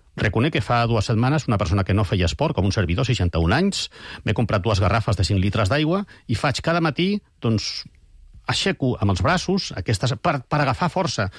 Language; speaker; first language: Catalan; non-native, local second language; Spanish